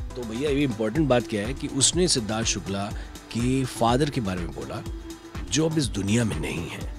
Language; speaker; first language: Hindi; native; Hindi